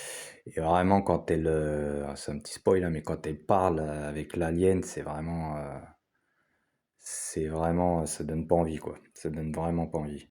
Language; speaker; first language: French; native; French